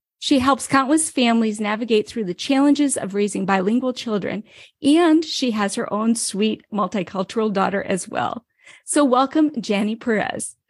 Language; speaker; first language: English; native; English